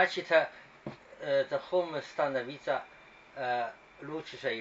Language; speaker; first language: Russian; non-native, learner; Chinese